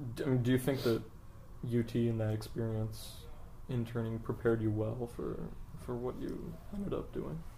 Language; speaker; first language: English; native; English